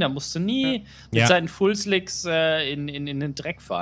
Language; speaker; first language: German; native; German